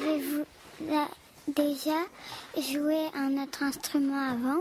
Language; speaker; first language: French; native; French